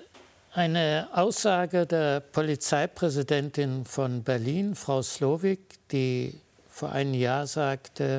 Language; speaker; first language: German; early bilingual, heritage; German